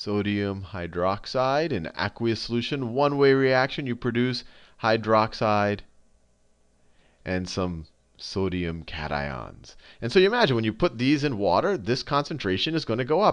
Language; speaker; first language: English; native; English